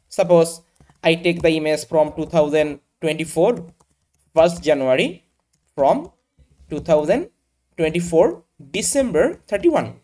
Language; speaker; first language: English; non-native, local second language; Bangla